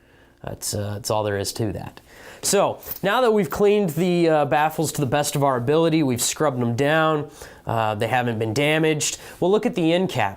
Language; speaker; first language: English; native; English